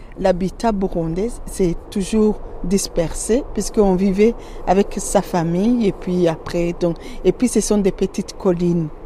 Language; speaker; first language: French; non-native, local second language; Rundi